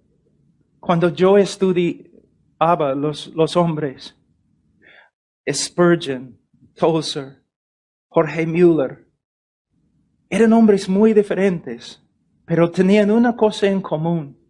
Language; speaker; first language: Spanish; non-native, fluent; English